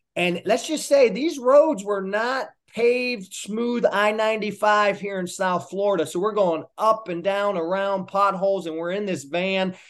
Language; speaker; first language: English; native; English